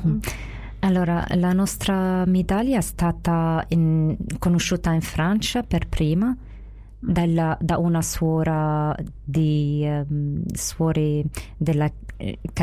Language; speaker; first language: Italian; non-native, fluent; Arabic